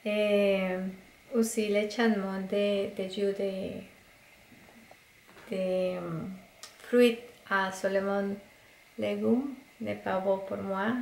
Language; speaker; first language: French; non-native, learner; Spanish